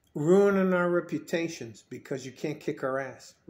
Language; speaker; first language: English; native; English